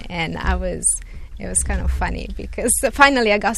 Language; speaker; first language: English; non-native, fluent; Italian